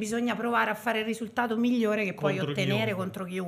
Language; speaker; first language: Italian; native; Italian